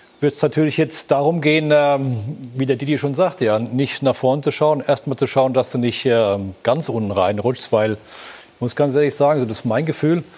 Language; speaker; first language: German; native; German